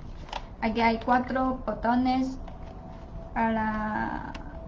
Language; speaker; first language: Spanish; non-native, learner; Chinese